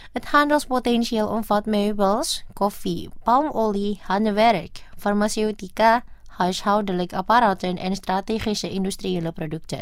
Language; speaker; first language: Dutch; non-native, fluent; Indonesian